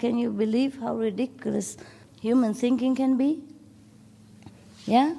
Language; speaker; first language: English; non-native, fluent; Vietnamese